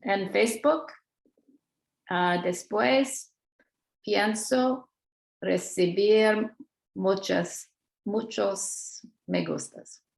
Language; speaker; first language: Spanish; non-native, learner; English